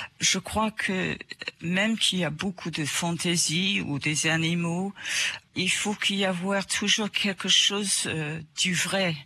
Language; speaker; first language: French; non-native, fluent; English